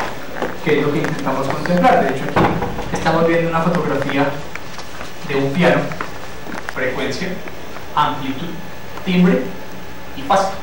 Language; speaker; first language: Spanish; native; Spanish